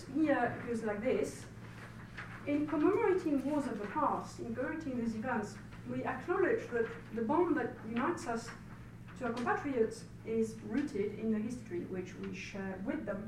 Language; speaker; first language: English; non-native, fluent; French